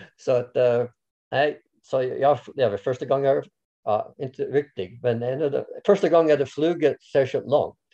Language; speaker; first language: Swedish; non-native, fluent; English